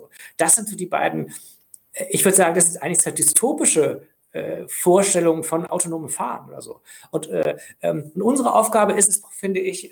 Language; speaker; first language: German; native; German